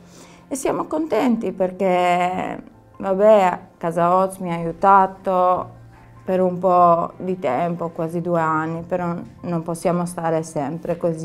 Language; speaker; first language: Italian; non-native, learner; Albanian